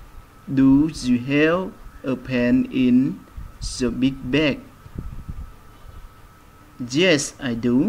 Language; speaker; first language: English; non-native, fluent; Khmer